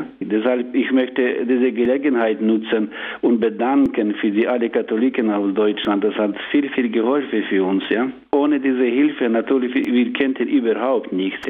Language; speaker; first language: German; non-native, learner; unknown